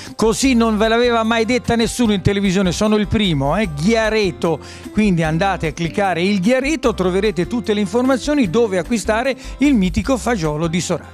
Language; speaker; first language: Italian; native; Italian